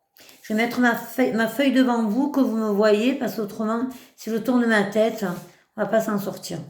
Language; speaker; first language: French; native; French